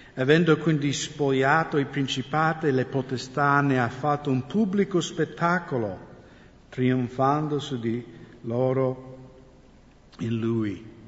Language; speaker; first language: Italian; non-native, fluent; English